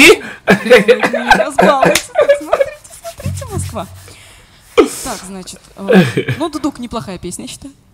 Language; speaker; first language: Russian; native; Russian